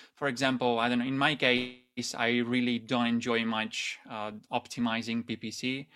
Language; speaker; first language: English; non-native, fluent; Italian